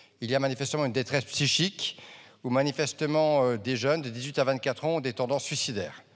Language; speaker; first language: French; native; French